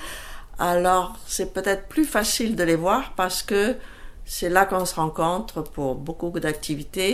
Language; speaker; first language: French; native; French